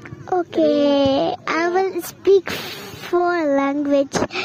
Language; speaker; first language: English; non-native, learner; Persian